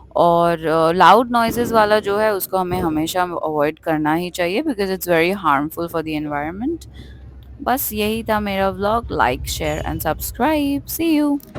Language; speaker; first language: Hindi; non-native, local second language; Bangla